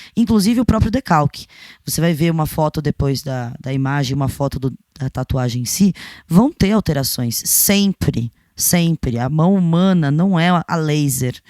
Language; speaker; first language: Portuguese; native; Portuguese